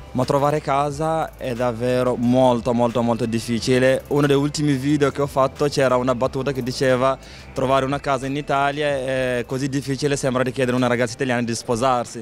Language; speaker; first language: Italian; non-native, fluent; Fula